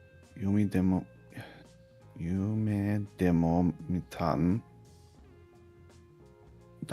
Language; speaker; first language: Japanese; non-native, learner; English